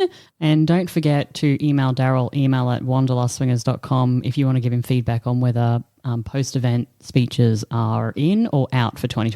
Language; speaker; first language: English; native; English